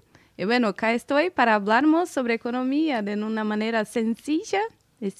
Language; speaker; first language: Spanish; non-native, fluent; Portuguese